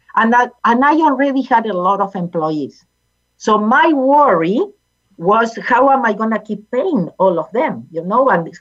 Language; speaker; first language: English; non-native, fluent; Spanish